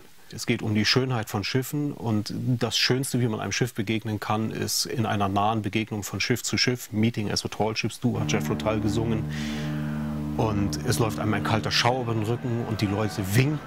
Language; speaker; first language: German; native; German